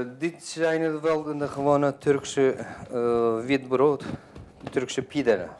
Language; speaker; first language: Dutch; non-native, fluent; Turkish